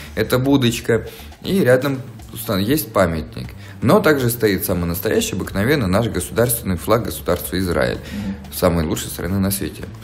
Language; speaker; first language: Russian; native; Russian